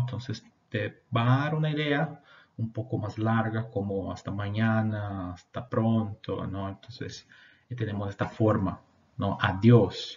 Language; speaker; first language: Spanish; non-native, fluent; Portuguese